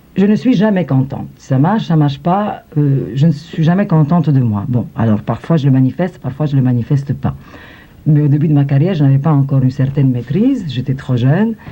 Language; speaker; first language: French; non-native, fluent; Italian